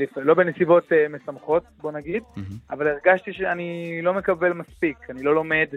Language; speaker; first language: Hebrew; native; Hebrew